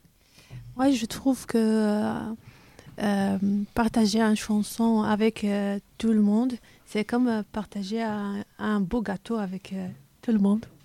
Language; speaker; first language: French; non-native, learner; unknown